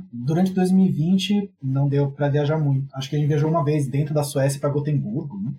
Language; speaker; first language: Portuguese; native; Portuguese